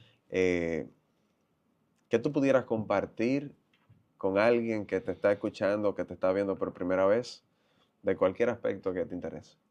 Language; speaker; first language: Spanish; native; Spanish